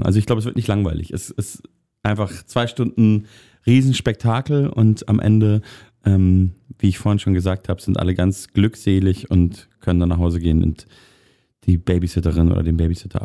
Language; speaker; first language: German; native; German